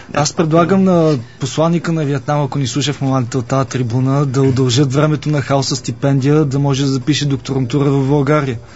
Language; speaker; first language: Bulgarian; native; Bulgarian